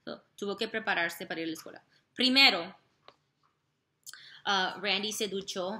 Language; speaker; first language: Spanish; non-native, fluent; English